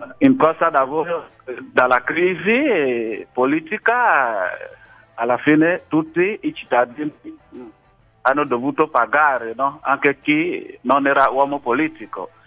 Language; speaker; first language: Italian; non-native, fluent; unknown